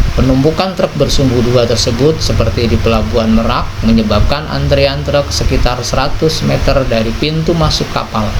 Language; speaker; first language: Indonesian; native; Indonesian